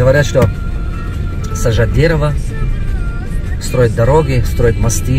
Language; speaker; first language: Russian; non-native, local second language; Tajik